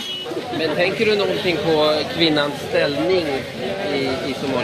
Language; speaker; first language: Swedish; native; Swedish